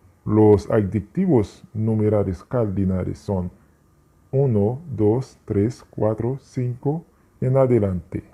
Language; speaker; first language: Spanish; non-native, fluent; Haitian Creole